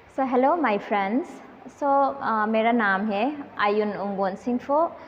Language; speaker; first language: Hindi; non-native, local second language; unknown